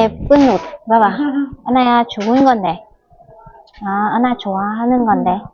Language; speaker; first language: Korean; non-native, learner; Vietnamese